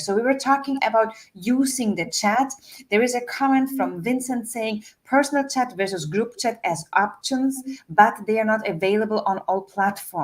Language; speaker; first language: English; non-native, fluent; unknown